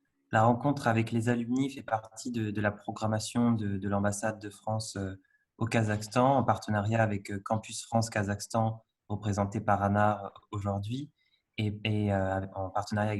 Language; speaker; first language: French; native; French